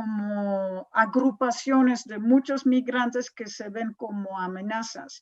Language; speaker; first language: Spanish; non-native, fluent; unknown